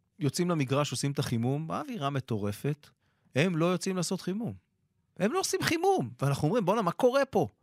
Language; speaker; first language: Hebrew; native; Hebrew